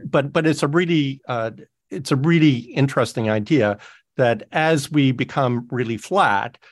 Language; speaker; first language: English; native; English